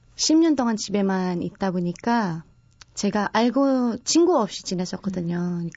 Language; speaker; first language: Korean; non-native, fluent; Filipino